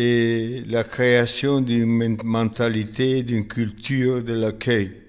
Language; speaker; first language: French; non-native, fluent; Italian